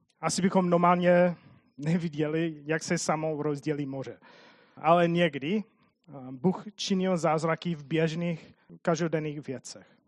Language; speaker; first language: Czech; non-native, fluent; English